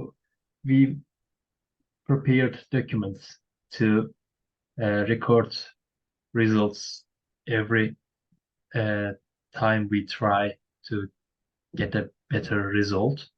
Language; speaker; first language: English; non-native, learner; Turkish